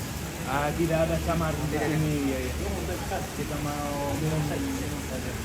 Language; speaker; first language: Indonesian; non-native, learner; English